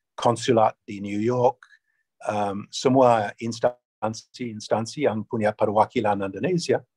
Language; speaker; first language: Indonesian; non-native, fluent; English